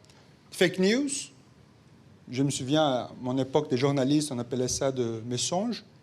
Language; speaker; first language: French; non-native, fluent; Portuguese